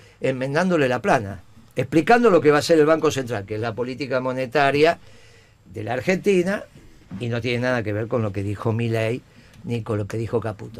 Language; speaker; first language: Spanish; native; Spanish